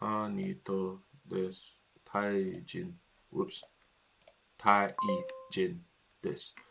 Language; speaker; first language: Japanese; non-native, learner; English